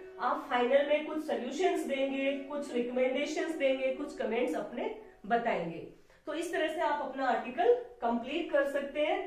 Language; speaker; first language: Hindi; native; Hindi